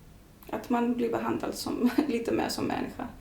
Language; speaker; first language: Swedish; non-native, fluent; Greek